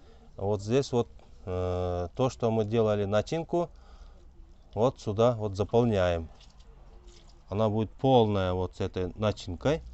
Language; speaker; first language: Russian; non-native, local second language; Kyrgyz